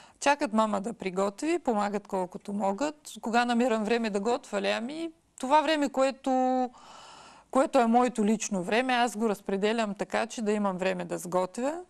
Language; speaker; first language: Bulgarian; early bilingual, heritage; Bulgarian